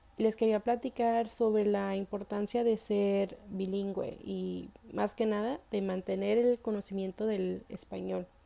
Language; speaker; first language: Spanish; early bilingual, heritage; Spanish